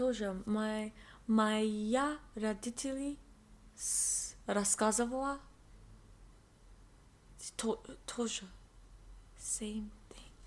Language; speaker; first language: Russian; non-native, learner; English